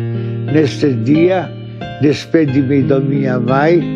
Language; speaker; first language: Portuguese; non-native, fluent; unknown